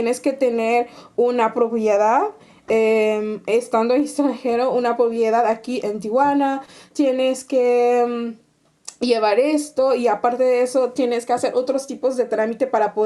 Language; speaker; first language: Spanish; non-native, fluent; Haitian Creole